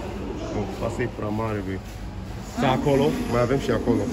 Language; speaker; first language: Romanian; non-native, learner; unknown